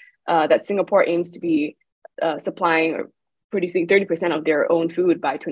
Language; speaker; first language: English; non-native, local second language; Chinese